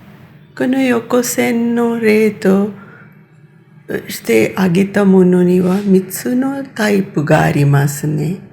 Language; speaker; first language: Japanese; non-native, fluent; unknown